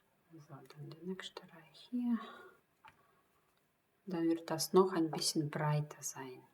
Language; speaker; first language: German; non-native, fluent; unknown